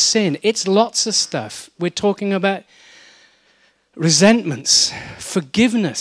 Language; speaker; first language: English; native; English